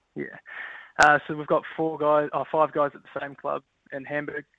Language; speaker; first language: English; native; English